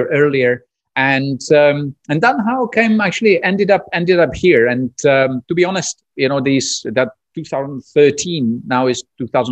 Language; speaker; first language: English; non-native, fluent; Czech